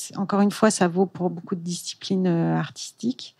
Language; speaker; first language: French; native; French